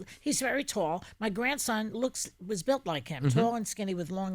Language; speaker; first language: English; native; English